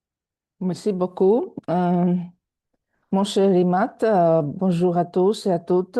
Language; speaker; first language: French; non-native, fluent; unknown